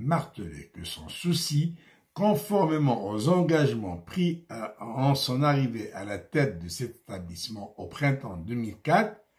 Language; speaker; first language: French; non-native, local second language; Arabic